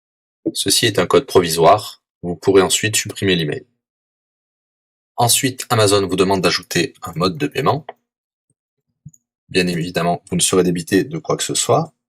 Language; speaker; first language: French; native; French